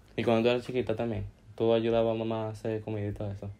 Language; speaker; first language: Spanish; early bilingual, heritage; Spanish